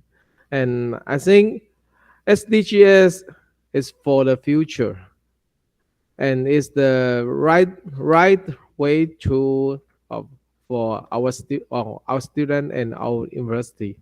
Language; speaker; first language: English; non-native, learner; Chinese